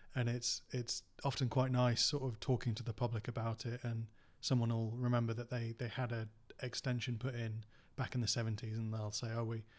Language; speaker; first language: English; native; English